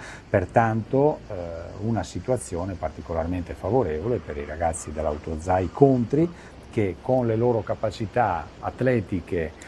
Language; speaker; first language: Italian; native; Italian